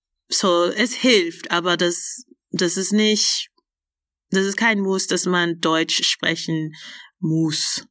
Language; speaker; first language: German; non-native, fluent; English